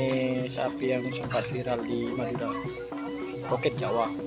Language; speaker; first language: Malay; non-native, local second language; Madurese